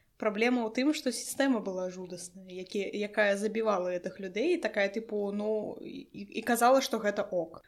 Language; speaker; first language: Belarusian; non-native, local second language; Russian